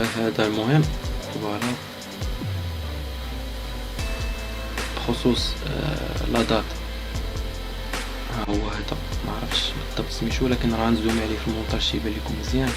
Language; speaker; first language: Arabic; native; Arabic